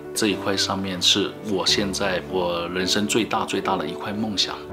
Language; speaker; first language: Chinese; native; Chinese